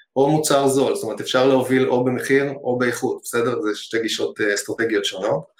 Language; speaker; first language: Hebrew; native; Hebrew